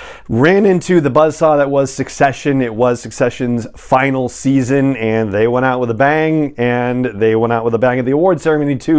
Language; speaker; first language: English; native; English